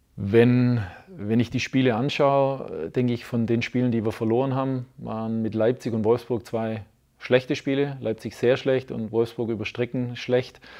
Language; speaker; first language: German; native; German